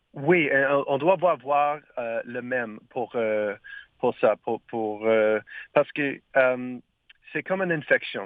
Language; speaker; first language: French; non-native, learner; English